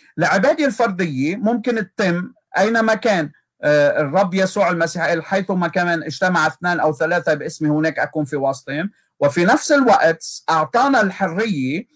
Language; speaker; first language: Arabic; native; Arabic